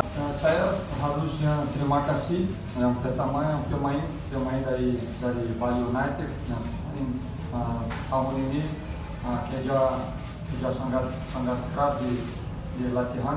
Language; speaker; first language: Indonesian; non-native, fluent; Portuguese